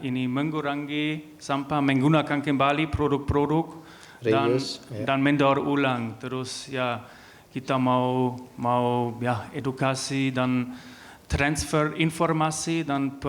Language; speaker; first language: Indonesian; non-native, learner; German